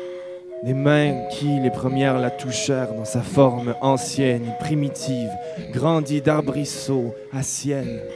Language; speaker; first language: French; native; French